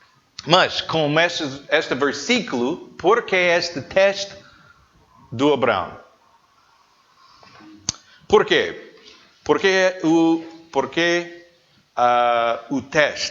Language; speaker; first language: Portuguese; non-native, learner; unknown